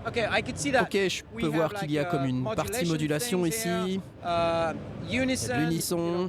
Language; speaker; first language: French; native; French